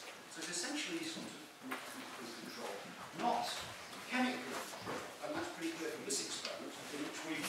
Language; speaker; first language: English; native; English